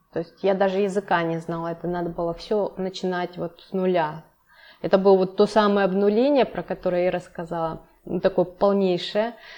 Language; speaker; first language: Russian; native; Russian